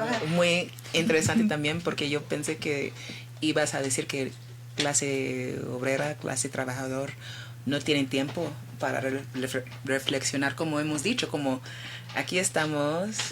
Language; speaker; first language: Spanish; early bilingual, heritage; Spanish